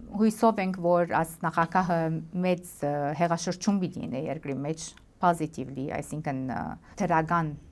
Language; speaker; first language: Armenian; native; Armenian